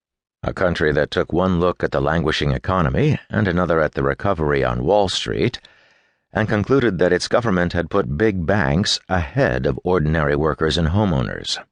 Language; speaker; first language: English; native; English